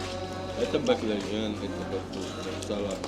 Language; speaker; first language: Russian; non-native, learner; Arabic